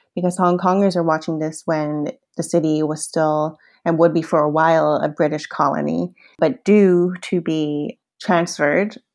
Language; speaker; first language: English; early bilingual, other home language; Cantonese